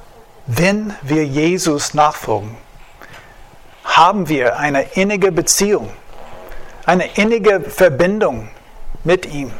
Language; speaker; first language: German; non-native, fluent; English